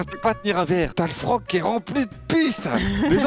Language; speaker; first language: French; native; French